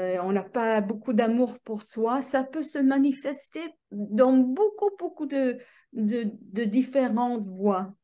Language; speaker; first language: French; non-native, fluent; English